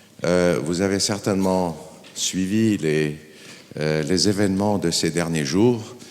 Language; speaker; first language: French; non-native, fluent; German